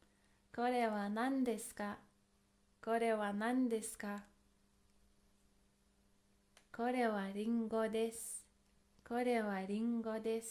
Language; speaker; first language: Japanese; non-native, fluent; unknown